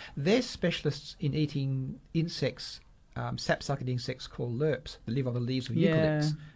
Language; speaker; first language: English; native; English